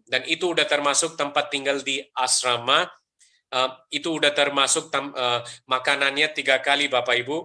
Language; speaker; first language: Indonesian; non-native, fluent; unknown